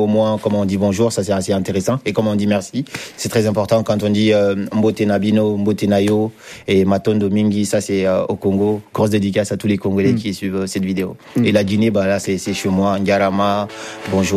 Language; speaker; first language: French; non-native, local second language; Fula